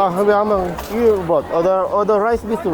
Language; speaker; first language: German; non-native, learner; Filipino